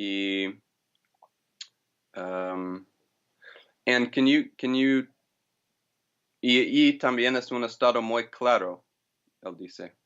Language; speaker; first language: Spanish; non-native, fluent; English